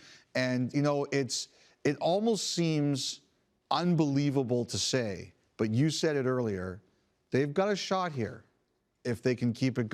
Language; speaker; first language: English; native; English